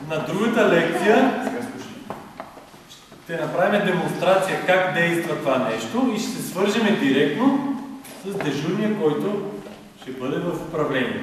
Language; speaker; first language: Bulgarian; native; Bulgarian